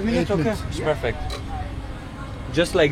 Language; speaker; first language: English; non-native, learner; French